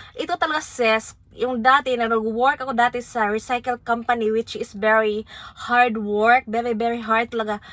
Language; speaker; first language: Filipino; non-native, local second language; Waray